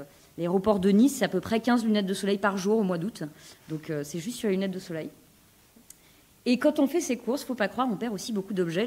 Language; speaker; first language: French; native; French